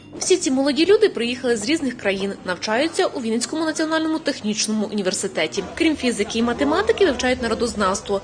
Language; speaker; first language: Ukrainian; native; Ukrainian